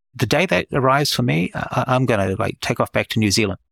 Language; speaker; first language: English; native; English